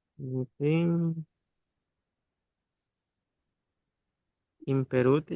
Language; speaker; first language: English; non-native, learner; Spanish